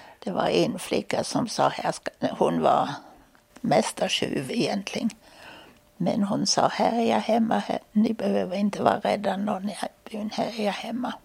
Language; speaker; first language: Swedish; non-native, fluent; German